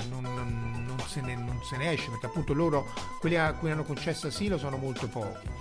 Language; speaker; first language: Italian; native; Italian